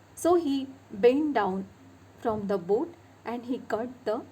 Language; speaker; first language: English; non-native, local second language; Marathi